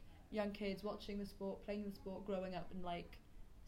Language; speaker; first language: English; native; English